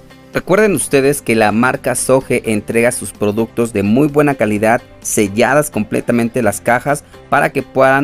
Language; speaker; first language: Spanish; native; Spanish